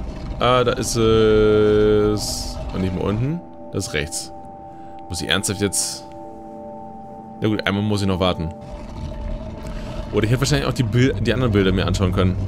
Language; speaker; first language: German; native; German